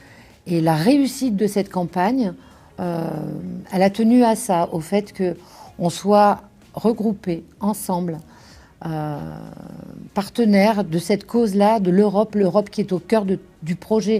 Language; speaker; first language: French; native; French